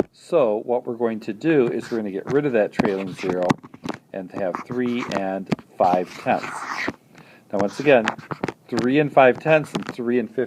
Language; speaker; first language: English; native; English